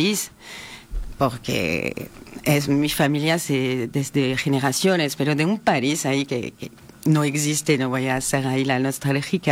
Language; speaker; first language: Spanish; non-native, fluent; French